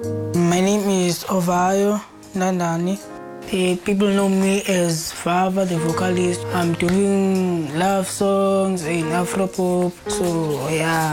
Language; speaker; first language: English; non-native, local second language; Xhosa